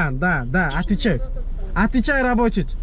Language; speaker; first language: Russian; non-native, local second language; Uzbek